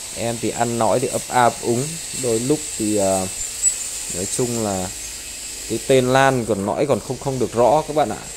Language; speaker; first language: Vietnamese; non-native, local second language; Tày